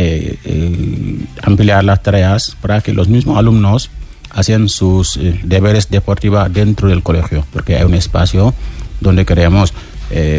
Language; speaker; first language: Spanish; non-native, learner; Wolof